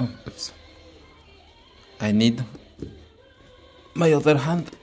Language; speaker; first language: English; non-native, learner; Spanish